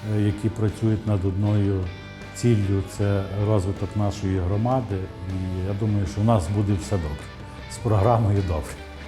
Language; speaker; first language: Ukrainian; native; Ukrainian